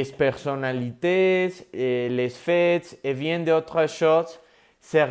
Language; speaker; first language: French; non-native, learner; Spanish